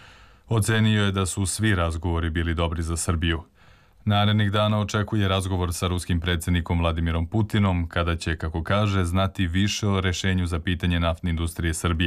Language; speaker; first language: Serbian; native; Serbian